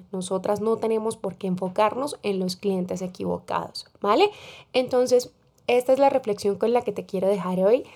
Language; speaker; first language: Spanish; native; Spanish